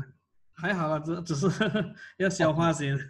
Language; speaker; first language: Chinese; native; Chinese